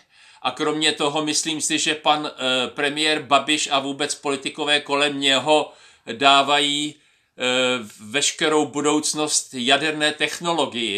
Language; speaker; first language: Czech; native; Czech